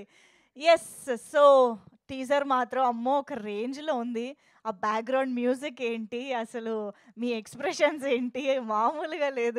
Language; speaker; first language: Telugu; native; Telugu